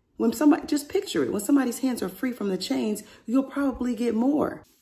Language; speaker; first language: English; native; English